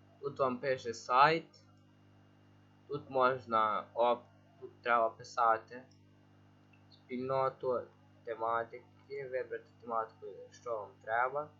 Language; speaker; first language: Ukrainian; native; Ukrainian